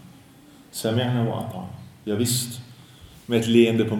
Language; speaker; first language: Swedish; early bilingual, other home language; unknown